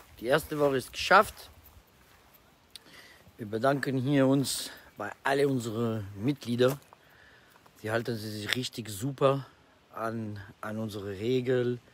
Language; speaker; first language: German; non-native, fluent; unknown